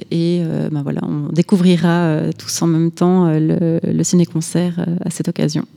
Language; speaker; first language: French; native; French